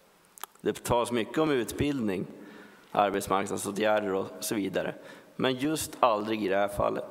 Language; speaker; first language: Swedish; native; Swedish